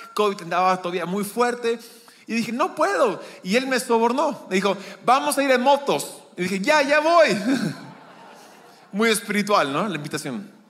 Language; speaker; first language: Spanish; native; Spanish